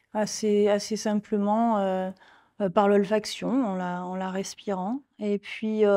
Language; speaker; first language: French; native; French